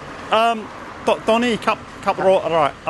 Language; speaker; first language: Thai; non-native, learner; English